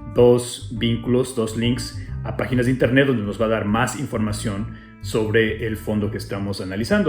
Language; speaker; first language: Spanish; native; Spanish